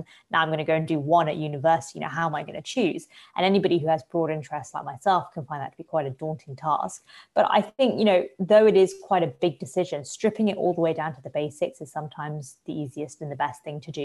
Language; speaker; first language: English; native; English